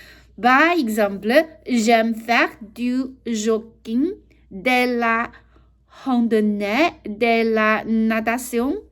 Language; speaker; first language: French; non-native, learner; Chinese